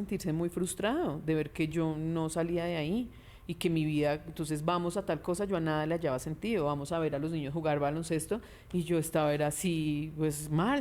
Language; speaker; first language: Spanish; native; Spanish